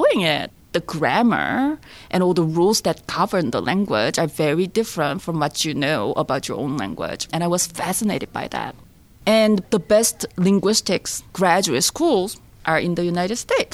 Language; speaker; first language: English; non-native, fluent; Korean